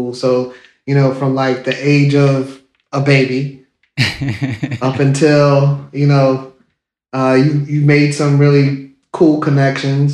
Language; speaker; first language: English; native; English